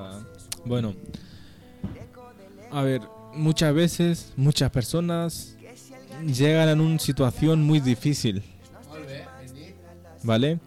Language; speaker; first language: Spanish; non-native, learner; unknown